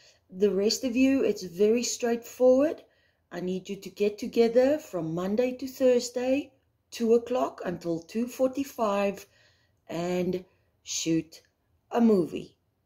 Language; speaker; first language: English; non-native, local second language; Afrikaans